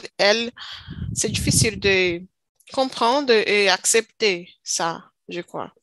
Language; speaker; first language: French; non-native, learner; Portuguese